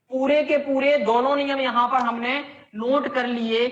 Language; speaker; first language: Hindi; native; Hindi